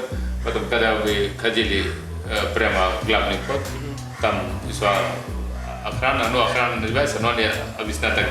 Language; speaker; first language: Russian; non-native, fluent; Nepali